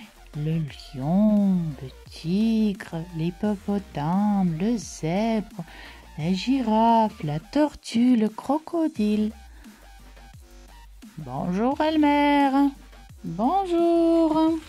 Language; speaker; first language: French; non-native, fluent; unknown